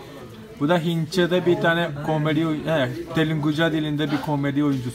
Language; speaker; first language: Turkish; non-native, fluent; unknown